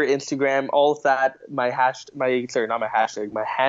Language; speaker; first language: English; native; English